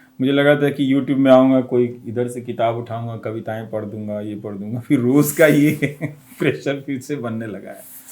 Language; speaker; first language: Hindi; non-native, local second language; Bhojpuri